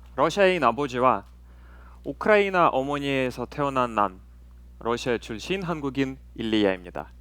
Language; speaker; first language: Korean; non-native, fluent; Russian